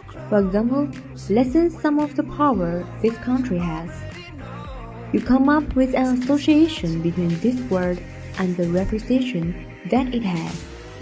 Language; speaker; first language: English; non-native, fluent; Chinese